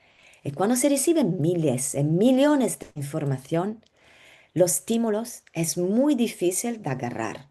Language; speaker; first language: Spanish; non-native, learner; Italian